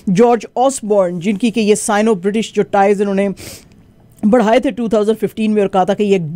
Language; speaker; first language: Urdu; native; Urdu